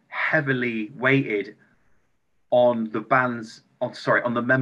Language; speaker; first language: English; native; English